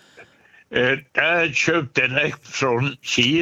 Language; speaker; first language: Swedish; native; Swedish